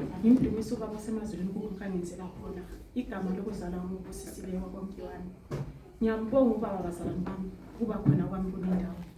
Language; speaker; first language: Zulu; non-native, local second language; Xhosa